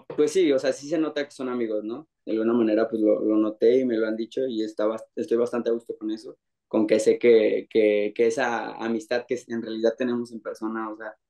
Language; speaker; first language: Spanish; native; Spanish